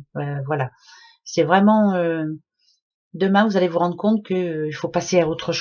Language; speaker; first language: French; native; French